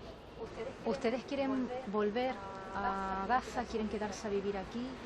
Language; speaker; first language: Spanish; native; Spanish